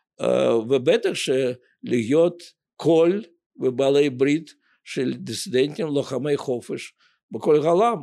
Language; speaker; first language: Hebrew; non-native, fluent; Russian